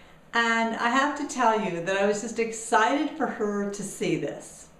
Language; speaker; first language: English; native; English